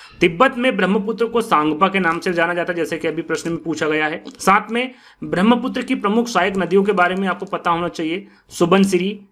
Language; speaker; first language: Hindi; native; Hindi